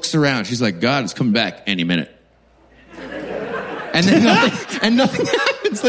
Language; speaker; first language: English; native; English